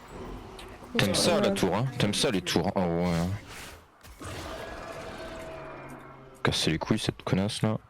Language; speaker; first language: French; native; French